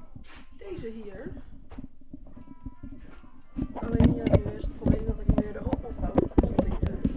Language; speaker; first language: Dutch; native; Dutch